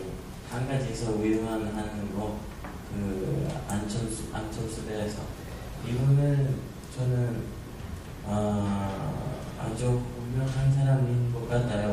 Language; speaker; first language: Korean; non-native, learner; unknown